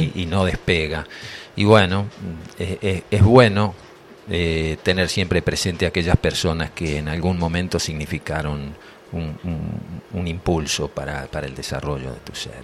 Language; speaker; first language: Spanish; native; Spanish